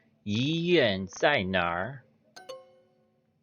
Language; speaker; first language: Chinese; non-native, learner; English